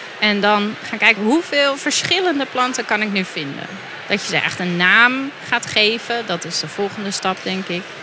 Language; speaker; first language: Dutch; native; Dutch